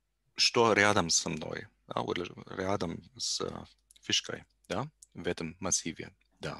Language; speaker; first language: Russian; non-native, learner; German